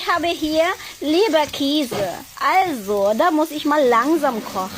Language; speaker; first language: German; non-native, fluent; Cebuano